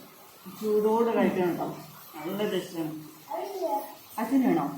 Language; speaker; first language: Malayalam; native; Malayalam